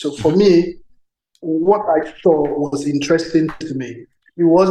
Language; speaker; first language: English; non-native, local second language; Yoruba